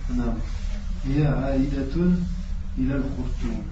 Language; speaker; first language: Arabic; non-native, learner; French